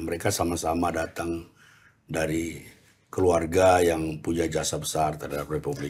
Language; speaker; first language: Indonesian; native; Indonesian